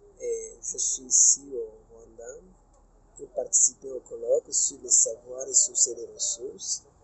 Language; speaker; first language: French; non-native, local second language; Kinyarwanda